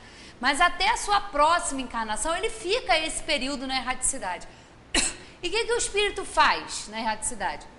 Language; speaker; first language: Portuguese; native; Portuguese